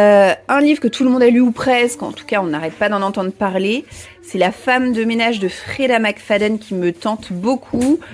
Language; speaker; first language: French; native; French